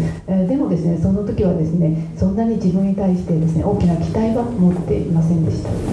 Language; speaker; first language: Japanese; native; Japanese